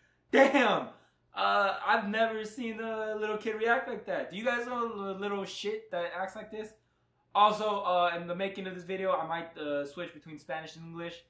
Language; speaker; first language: English; early bilingual, other home language; Spanish